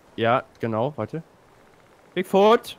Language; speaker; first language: German; native; German